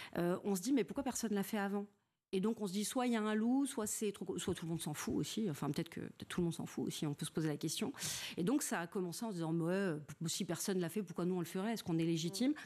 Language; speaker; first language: French; native; French